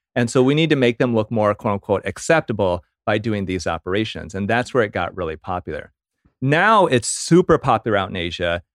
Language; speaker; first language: English; early bilingual, other home language; Korean